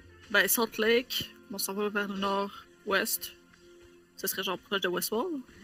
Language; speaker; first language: French; native; French